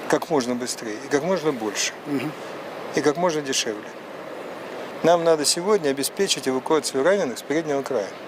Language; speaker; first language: Russian; native; Russian